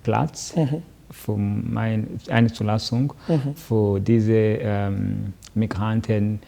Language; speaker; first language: German; non-native, learner; Kinyarwanda